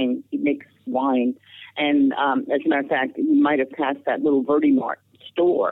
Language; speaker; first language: English; native; English